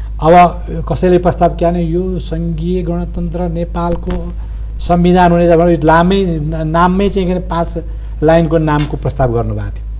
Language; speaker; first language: Nepali; native; Nepali